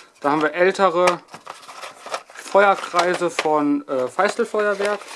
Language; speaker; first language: German; native; German